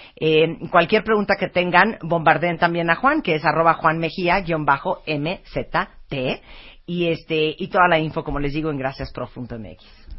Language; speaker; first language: Spanish; early bilingual, other home language; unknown